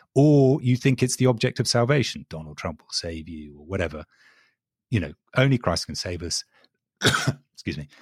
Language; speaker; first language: English; native; English